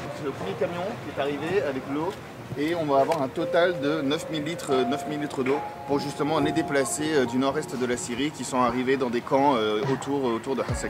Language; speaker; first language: French; native; French